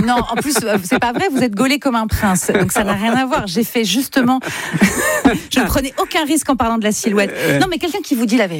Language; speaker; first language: French; native; French